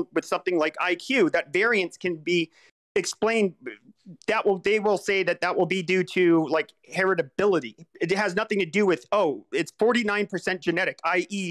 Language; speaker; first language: English; native; English